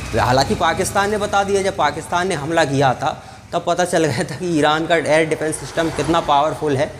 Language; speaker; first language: Hindi; native; Hindi